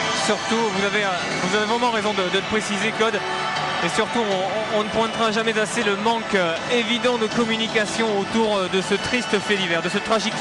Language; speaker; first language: French; native; French